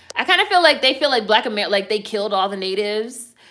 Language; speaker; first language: English; native; English